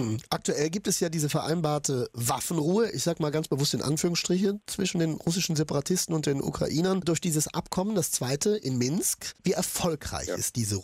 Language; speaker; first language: German; native; German